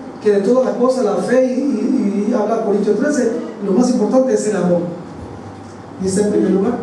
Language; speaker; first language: Spanish; native; Spanish